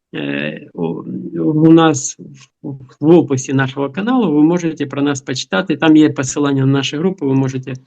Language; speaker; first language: Ukrainian; non-native, local second language; Russian